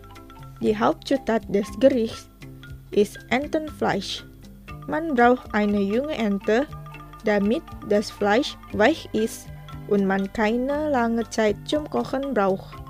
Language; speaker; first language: German; non-native, fluent; Indonesian